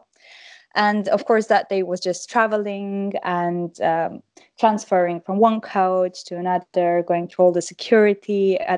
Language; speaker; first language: English; non-native, fluent; Croatian